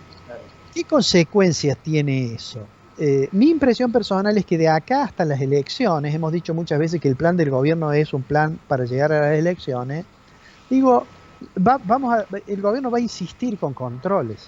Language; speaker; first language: Spanish; native; Spanish